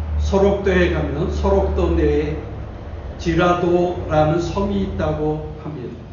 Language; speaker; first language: Korean; native; Korean